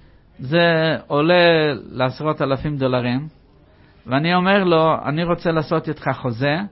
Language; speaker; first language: Hebrew; non-native, fluent; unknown